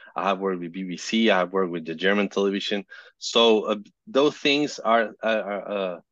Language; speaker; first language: English; non-native, fluent; Spanish